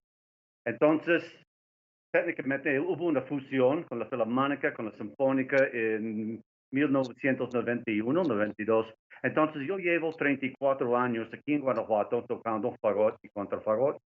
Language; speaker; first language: Spanish; non-native, fluent; English